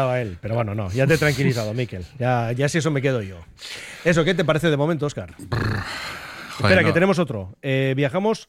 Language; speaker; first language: Spanish; native; Spanish